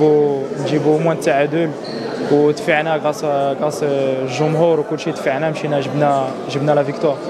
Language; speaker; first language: Arabic; native; Arabic